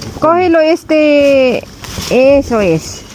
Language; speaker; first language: Spanish; non-native, learner; Filipino